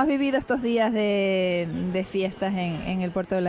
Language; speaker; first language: Spanish; native; Spanish